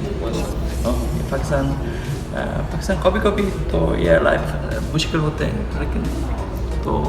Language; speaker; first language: Hindi; non-native, learner; Korean